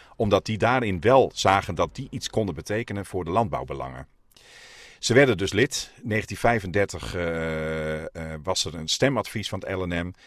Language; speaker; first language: Dutch; native; Dutch